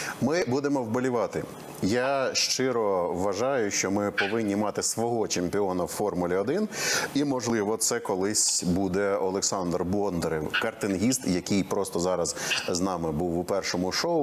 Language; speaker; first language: Ukrainian; native; Ukrainian